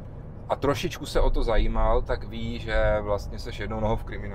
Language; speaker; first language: Czech; native; Czech